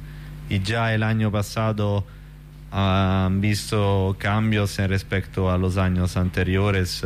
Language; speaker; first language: Spanish; non-native, fluent; Italian